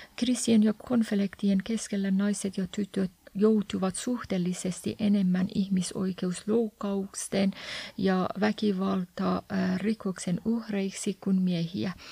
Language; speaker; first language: Finnish; non-native, fluent; Persian